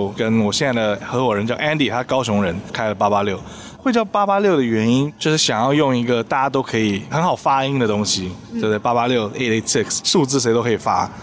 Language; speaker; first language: Chinese; native; Chinese